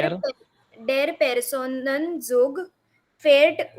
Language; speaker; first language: German; non-native, learner; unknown